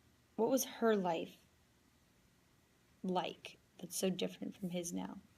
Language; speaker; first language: English; native; English